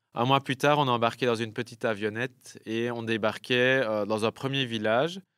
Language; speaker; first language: French; native; French